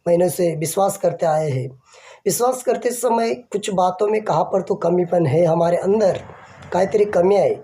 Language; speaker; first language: Hindi; non-native, local second language; Marathi